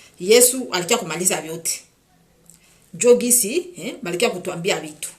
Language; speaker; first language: Swahili; native; Swahili